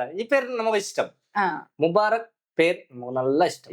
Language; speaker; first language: Malayalam; non-native, fluent; Bangla